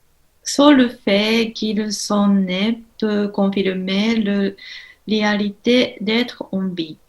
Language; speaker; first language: French; non-native, learner; Japanese